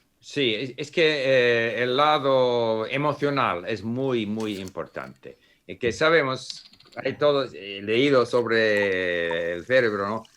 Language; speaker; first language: Spanish; non-native, fluent; English